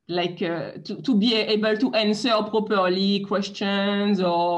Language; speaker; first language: English; non-native, fluent; French